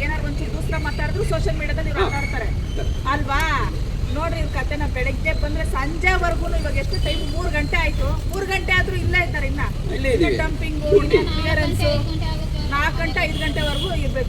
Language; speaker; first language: Kannada; native; Kannada